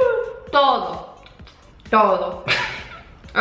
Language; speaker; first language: Spanish; early bilingual, heritage; Spanish